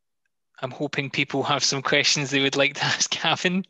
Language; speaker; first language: English; native; English